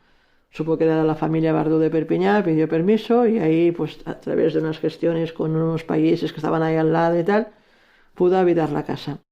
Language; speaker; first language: Spanish; native; Spanish